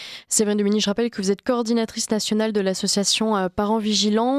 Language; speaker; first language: French; native; French